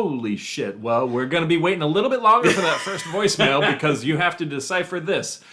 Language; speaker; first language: English; native; English